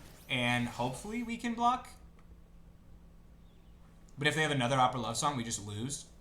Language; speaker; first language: English; native; English